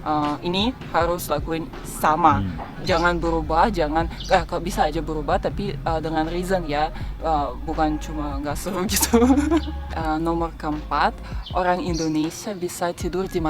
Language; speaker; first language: Indonesian; non-native, fluent; Russian